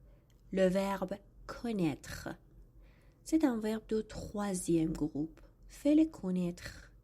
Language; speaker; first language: French; non-native, fluent; Persian